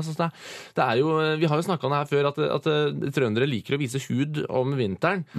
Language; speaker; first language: Norwegian; native; Norwegian